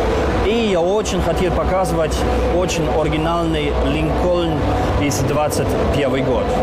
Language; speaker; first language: Russian; non-native, learner; German